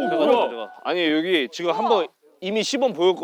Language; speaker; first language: Korean; native; Korean